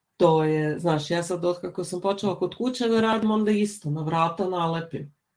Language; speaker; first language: Serbian; native; Serbian